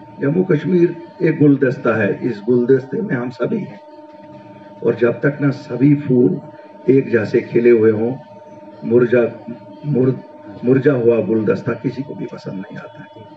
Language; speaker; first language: Hindi; non-native, local second language; Kashmiri